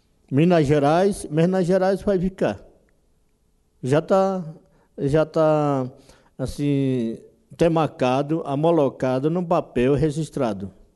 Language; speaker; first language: Portuguese; non-native, local second language; Yanomámi